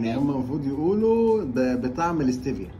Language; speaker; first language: Arabic; native; Arabic